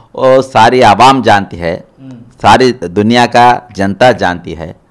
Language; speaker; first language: Hindi; non-native, local second language; Telugu